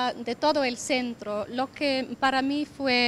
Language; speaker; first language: Spanish; non-native, fluent; English